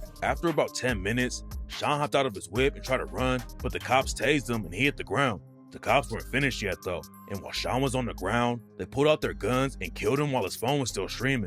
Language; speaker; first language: English; native; English